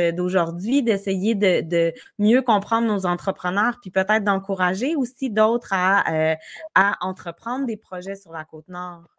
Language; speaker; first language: French; native; French